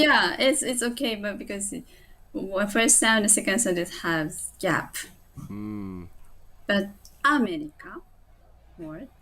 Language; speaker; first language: English; non-native, learner; Japanese